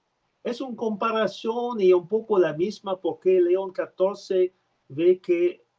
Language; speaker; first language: Spanish; non-native, learner; French